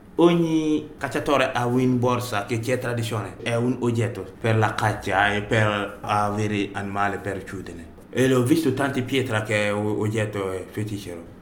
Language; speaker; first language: Italian; non-native, learner; Bambara